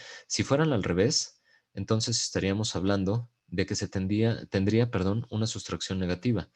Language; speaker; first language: Spanish; native; Spanish